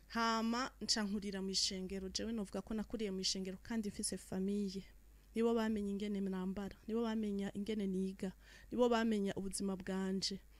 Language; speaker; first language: Rundi; native; Rundi